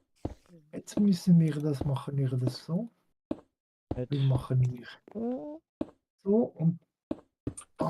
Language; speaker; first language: German; non-native, fluent; French